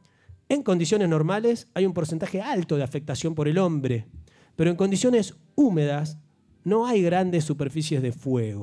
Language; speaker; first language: Spanish; native; Spanish